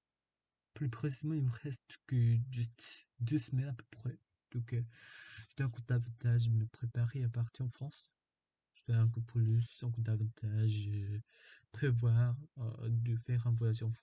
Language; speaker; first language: French; non-native, fluent; Korean